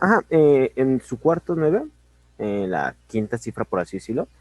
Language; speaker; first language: Spanish; native; Spanish